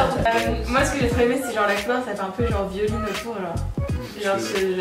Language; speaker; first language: French; native; French